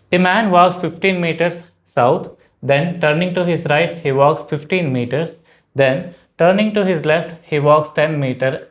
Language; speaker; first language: English; non-native, local second language; Kannada